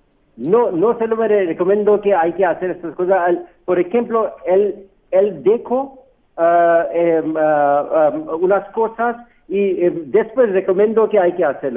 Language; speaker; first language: Spanish; non-native, fluent; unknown